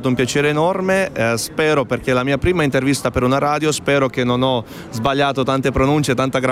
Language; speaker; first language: Italian; non-native, fluent; Bosnian